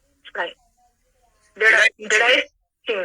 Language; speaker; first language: English; non-native, learner; Hindi